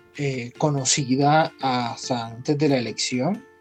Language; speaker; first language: Spanish; native; Spanish